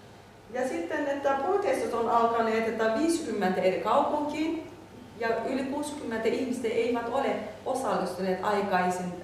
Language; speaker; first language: Finnish; non-native, learner; Turkish